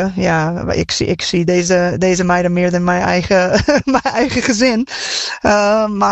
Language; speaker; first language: Dutch; non-native, fluent; English